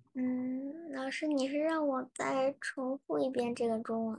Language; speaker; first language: Chinese; early bilingual, heritage; Chinese